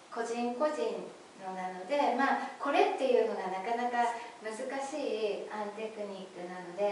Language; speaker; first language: Japanese; native; Japanese